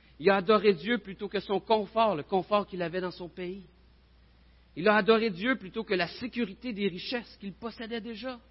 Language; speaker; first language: French; native; French